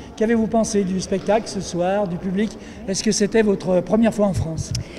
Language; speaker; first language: French; native; French